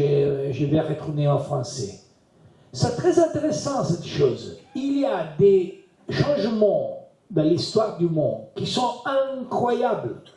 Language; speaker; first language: French; non-native, learner; Italian